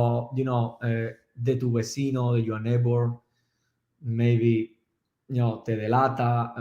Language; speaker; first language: English; non-native, learner; Spanish